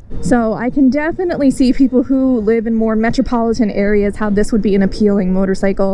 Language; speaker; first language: English; native; English